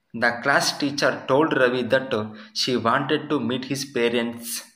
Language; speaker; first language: English; non-native, local second language; Telugu